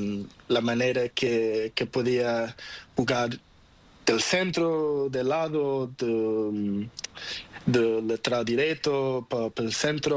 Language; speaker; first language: Spanish; non-native, learner; Portuguese